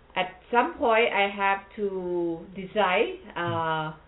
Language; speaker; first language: English; non-native, fluent; Thai